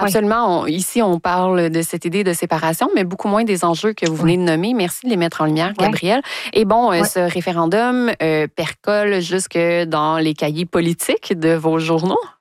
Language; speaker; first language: French; native; French